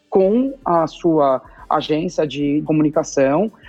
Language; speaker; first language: Portuguese; native; Portuguese